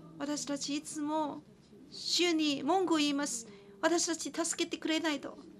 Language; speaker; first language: Japanese; non-native, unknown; Chinese